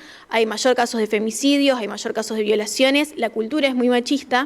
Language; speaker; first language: Spanish; native; Spanish